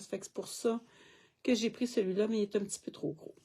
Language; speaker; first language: French; native; French